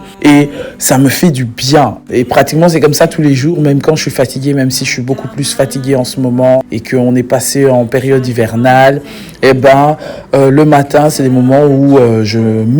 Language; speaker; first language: French; native; French